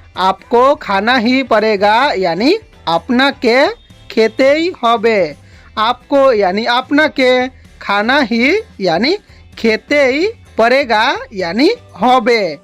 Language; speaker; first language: Hindi; native; Hindi